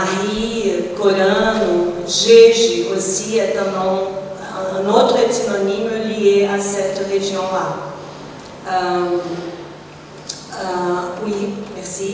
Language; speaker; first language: French; non-native, fluent; Portuguese